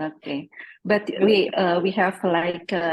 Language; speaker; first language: English; non-native, fluent; Indonesian